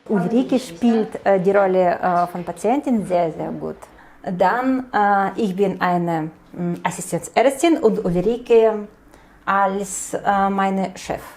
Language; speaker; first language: German; non-native, learner; Ukrainian